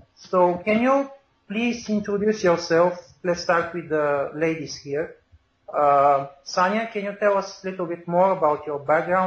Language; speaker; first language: English; non-native, fluent; Bulgarian